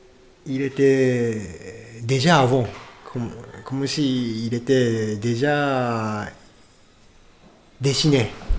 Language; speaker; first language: French; non-native, fluent; Japanese